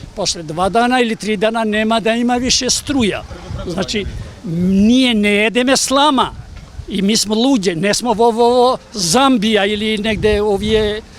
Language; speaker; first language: Macedonian; non-native, local second language; Albanian